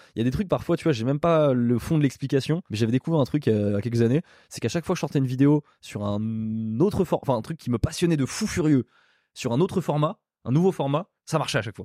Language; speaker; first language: French; native; French